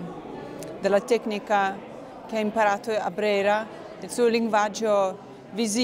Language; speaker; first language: Italian; non-native, fluent; Albanian